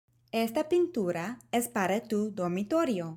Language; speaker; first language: Spanish; non-native, fluent; English